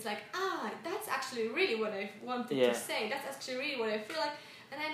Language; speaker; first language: English; non-native, fluent; Swiss German